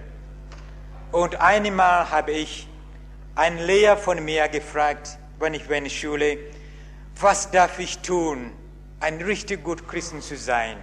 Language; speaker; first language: German; non-native, learner; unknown